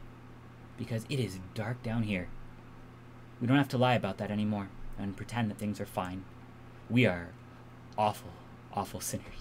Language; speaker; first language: English; native; English